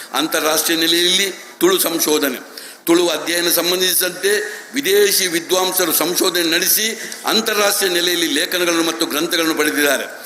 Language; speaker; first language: Kannada; non-native, local second language; Tulu